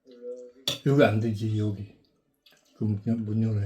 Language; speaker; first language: Korean; non-native, learner; Filipino